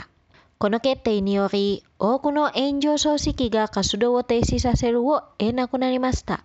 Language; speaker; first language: Japanese; non-native, fluent; Indonesian